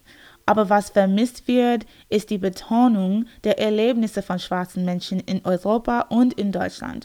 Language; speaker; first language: German; non-native, learner; English